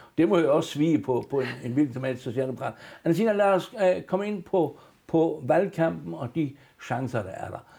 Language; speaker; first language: Danish; native; Danish